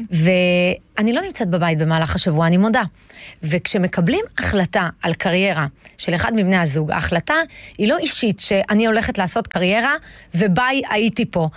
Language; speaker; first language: Hebrew; native; Hebrew